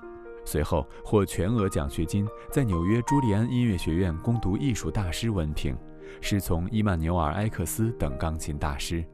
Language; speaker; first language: Chinese; native; Chinese